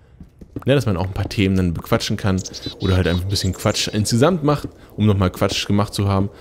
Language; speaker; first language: German; native; German